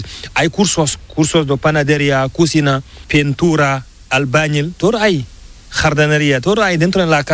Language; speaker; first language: Spanish; non-native, learner; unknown